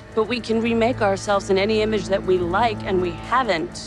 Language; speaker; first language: English; native; English